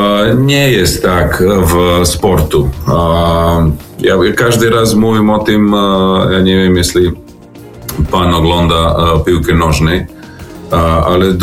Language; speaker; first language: Polish; non-native, learner; Serbian